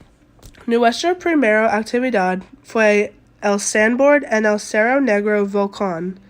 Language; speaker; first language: Spanish; non-native, learner; English